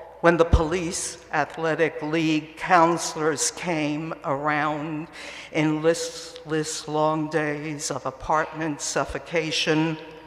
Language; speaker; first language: English; early bilingual, other home language; Spanish